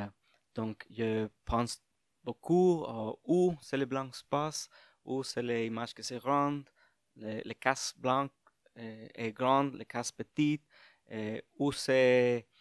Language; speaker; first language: French; non-native, learner; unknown